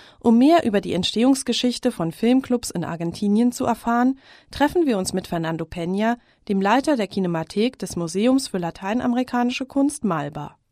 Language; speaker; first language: German; native; German